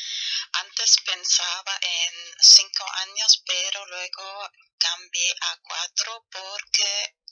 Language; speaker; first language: Spanish; non-native, fluent; German